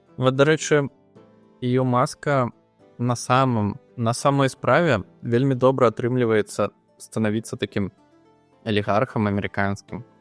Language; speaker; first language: Belarusian; non-native, local second language; Russian